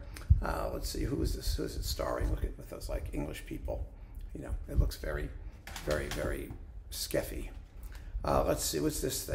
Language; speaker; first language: English; native; English